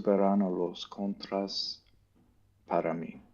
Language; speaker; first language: Spanish; non-native, learner; English